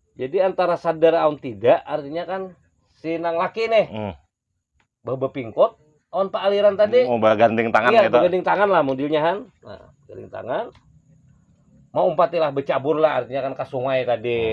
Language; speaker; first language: Indonesian; non-native, local second language; Banjar